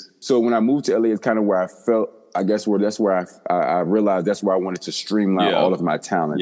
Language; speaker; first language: English; native; English